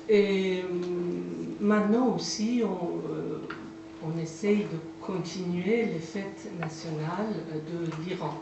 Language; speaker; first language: French; non-native, fluent; Persian